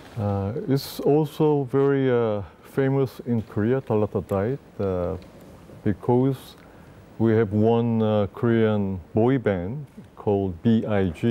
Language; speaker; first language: English; non-native, fluent; Korean